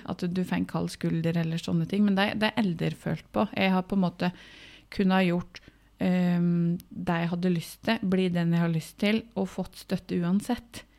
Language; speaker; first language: Norwegian; native; Norwegian